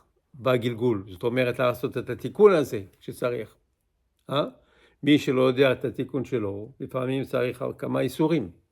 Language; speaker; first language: Hebrew; non-native, fluent; English